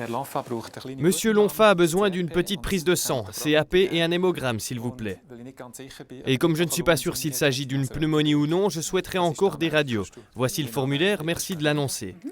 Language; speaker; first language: French; native; French